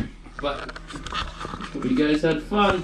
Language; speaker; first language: English; native; English